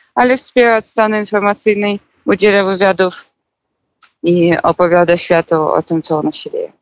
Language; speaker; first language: Polish; non-native, fluent; Russian